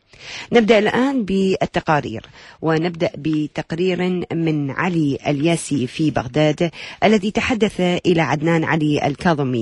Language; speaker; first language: Arabic; native; Arabic